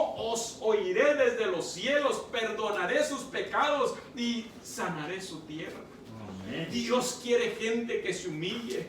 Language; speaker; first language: Spanish; native; Spanish